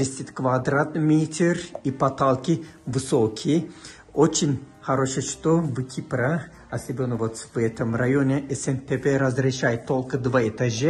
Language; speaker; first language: Russian; non-native, fluent; Turkish